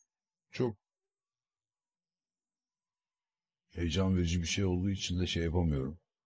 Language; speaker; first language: Turkish; native; Turkish